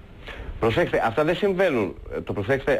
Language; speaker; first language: Greek; native; Greek